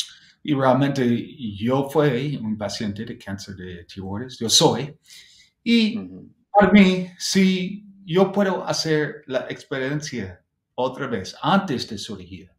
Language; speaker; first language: Spanish; non-native, fluent; English